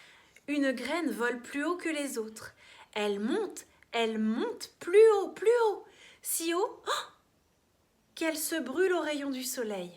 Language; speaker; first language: French; native; French